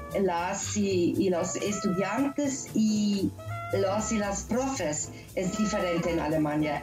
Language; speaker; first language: Spanish; non-native, learner; German